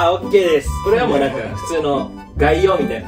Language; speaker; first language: Japanese; native; Japanese